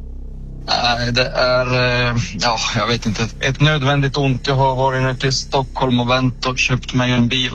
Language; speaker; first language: Swedish; native; Swedish